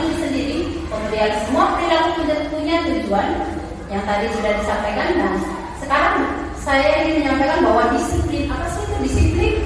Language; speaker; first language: Indonesian; native; Indonesian